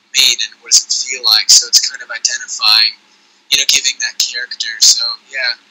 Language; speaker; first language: English; native; English